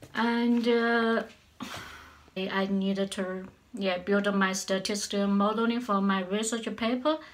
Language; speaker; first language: English; non-native, learner; Chinese